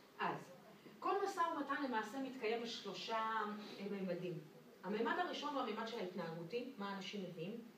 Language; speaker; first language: Hebrew; non-native, fluent; French